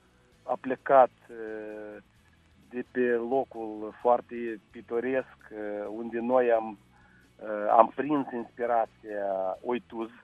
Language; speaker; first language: Romanian; non-native, local second language; Russian